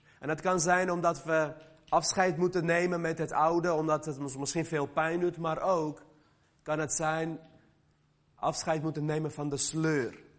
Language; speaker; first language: Dutch; early bilingual, other home language; Armenian